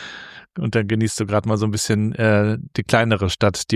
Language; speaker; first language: German; native; German